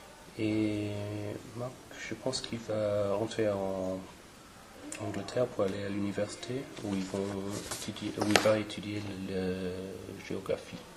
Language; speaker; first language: French; non-native, fluent; English